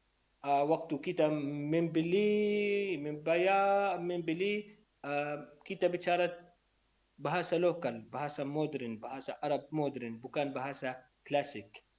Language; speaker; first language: Indonesian; non-native, learner; Arabic